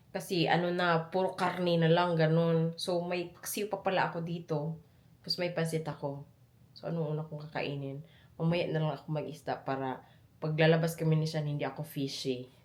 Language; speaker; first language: Filipino; non-native, local second language; Cebuano